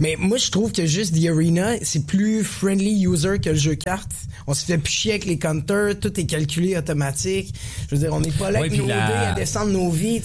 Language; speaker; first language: French; native; French